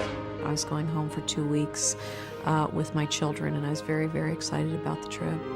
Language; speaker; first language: English; native; English